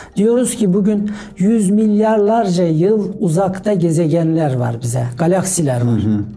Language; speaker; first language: Turkish; native; Turkish